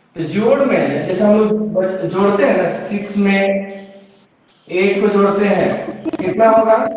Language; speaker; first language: Hindi; native; Hindi